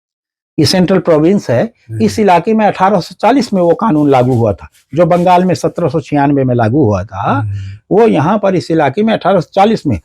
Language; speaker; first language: Hindi; native; Hindi